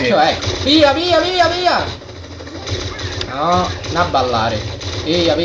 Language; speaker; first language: Italian; native; Italian